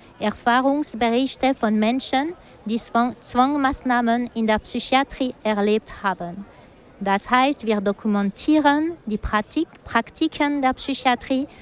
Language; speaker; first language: German; non-native, local second language; French